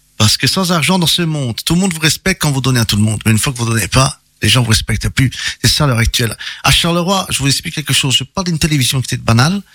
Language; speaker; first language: French; early bilingual, other home language; Italian